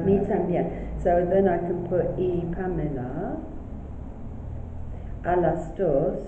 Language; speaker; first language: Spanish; non-native, learner; English